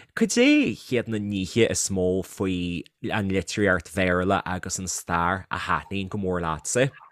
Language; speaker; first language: Irish; native; Irish